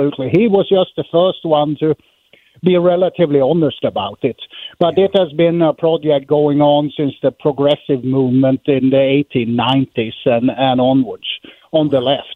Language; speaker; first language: English; non-native, fluent; Swedish